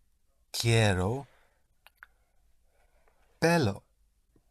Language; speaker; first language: Spanish; non-native, learner; English